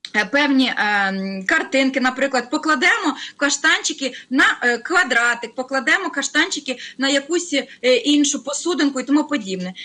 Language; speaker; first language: Ukrainian; native; Ukrainian